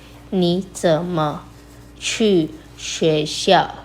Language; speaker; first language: Chinese; non-native, fluent; Indonesian